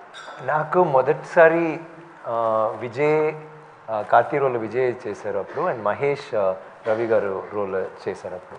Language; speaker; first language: Telugu; non-native, fluent; Tamil